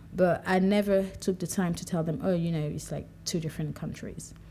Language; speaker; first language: English; non-native, local second language; French